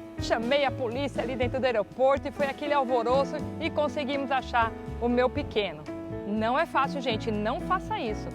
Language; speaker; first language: Portuguese; native; Portuguese